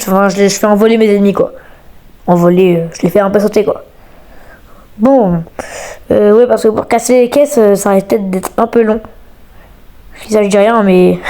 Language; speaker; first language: French; native; French